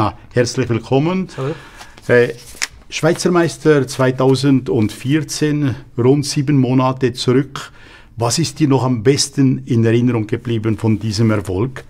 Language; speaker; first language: German; native; German